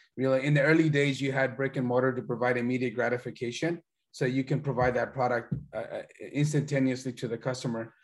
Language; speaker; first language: English; early bilingual, other home language; Spanish